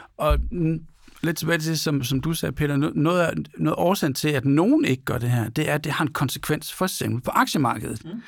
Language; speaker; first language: Danish; native; Danish